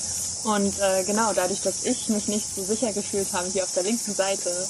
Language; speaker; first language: German; native; German